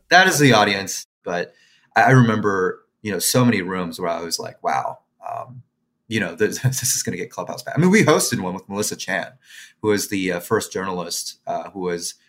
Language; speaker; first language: English; native; English